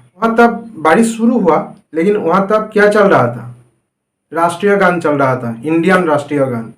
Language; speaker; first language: Hindi; non-native, fluent; Bangla